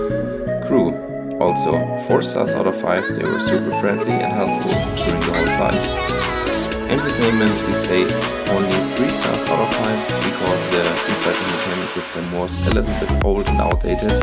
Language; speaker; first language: English; non-native, fluent; German